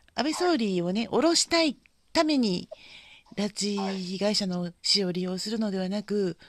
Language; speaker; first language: Japanese; native; Japanese